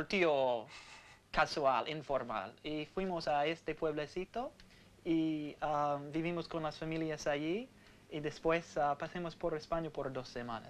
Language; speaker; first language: Spanish; non-native, learner; English